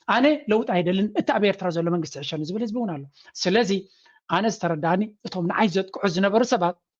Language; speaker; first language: Tigrinya; native; Tigrinya